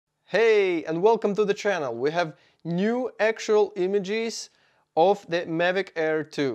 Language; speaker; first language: English; non-native, fluent; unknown